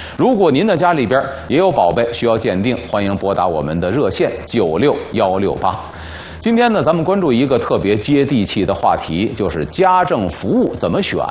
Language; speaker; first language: Chinese; native; Chinese